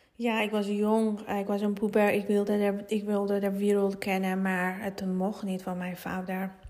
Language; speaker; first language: Dutch; non-native, fluent; Persian